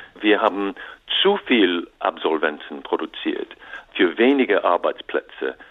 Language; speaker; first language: German; non-native, learner; English